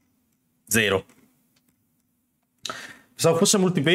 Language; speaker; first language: Italian; native; Italian